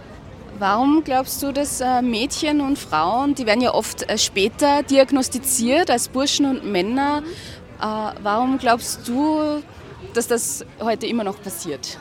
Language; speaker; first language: German; native; German